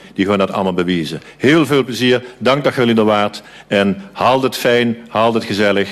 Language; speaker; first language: Dutch; native; Dutch